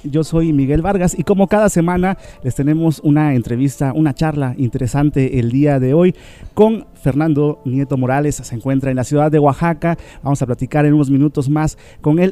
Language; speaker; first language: Spanish; native; Spanish